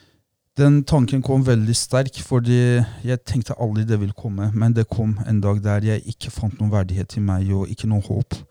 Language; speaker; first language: Norwegian; non-native, fluent; Persian